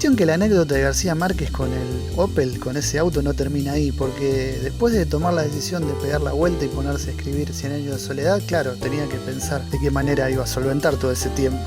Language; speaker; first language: Spanish; native; Spanish